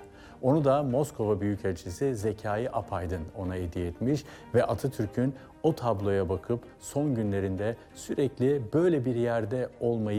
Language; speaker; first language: Turkish; native; Turkish